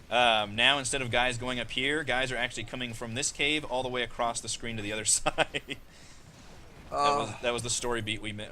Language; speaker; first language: English; native; English